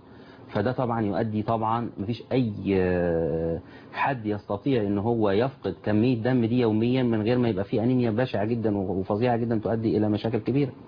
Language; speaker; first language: Arabic; native; Arabic